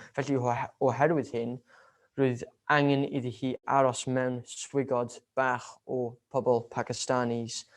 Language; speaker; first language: Welsh; non-native, local second language; English